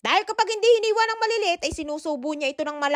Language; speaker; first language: Filipino; native; Filipino